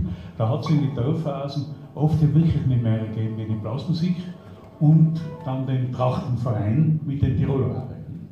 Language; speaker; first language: German; native; German